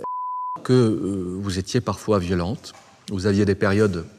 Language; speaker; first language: French; native; French